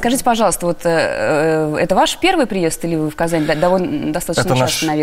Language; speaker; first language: Russian; native; Russian